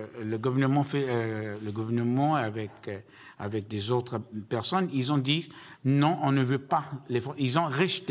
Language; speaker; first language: French; non-native, learner; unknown